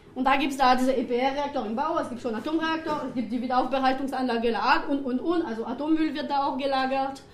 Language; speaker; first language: German; non-native, fluent; French